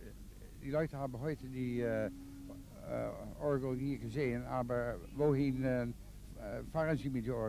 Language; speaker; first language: German; non-native, learner; Dutch